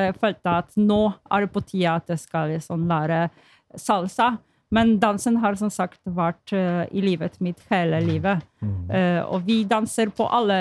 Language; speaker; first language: Norwegian; non-native, fluent; Polish